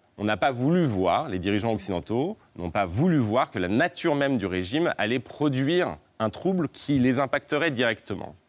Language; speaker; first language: French; native; French